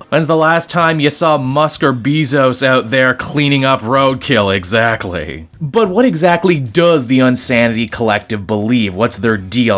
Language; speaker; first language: English; native; English